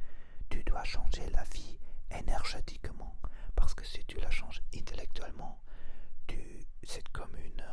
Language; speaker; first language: French; non-native, learner; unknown